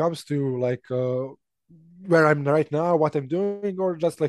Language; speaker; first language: English; non-native, fluent; Serbian